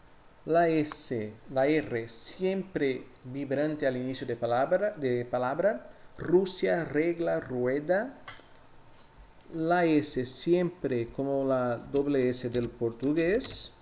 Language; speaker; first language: Spanish; non-native, fluent; Portuguese